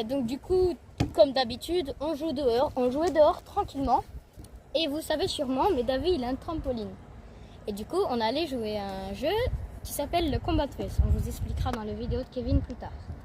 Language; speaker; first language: French; native; French